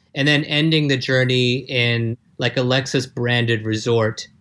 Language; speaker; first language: English; native; English